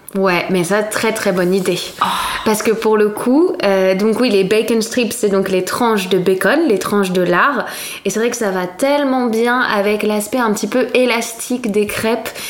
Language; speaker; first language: French; native; French